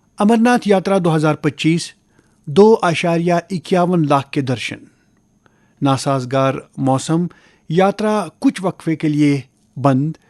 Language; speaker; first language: Urdu; non-native, local second language; Kashmiri